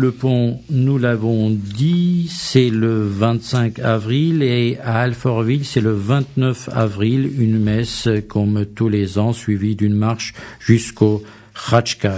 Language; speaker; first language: French; native; French